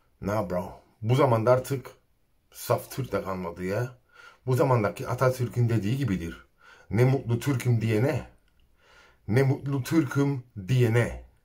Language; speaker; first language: Turkish; native; Turkish